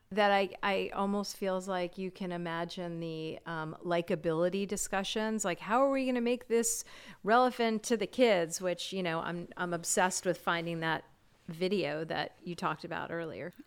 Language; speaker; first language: English; native; English